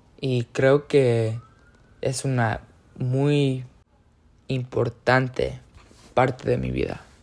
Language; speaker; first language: Spanish; early bilingual, heritage; Spanish